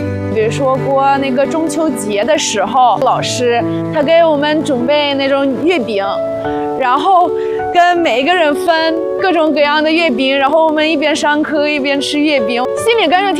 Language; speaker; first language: Chinese; non-native, fluent; Russian